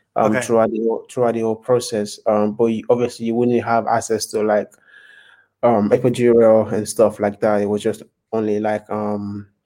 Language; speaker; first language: English; non-native, local second language; Yoruba